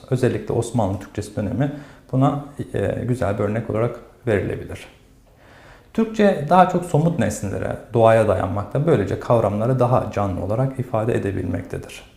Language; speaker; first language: Turkish; native; Turkish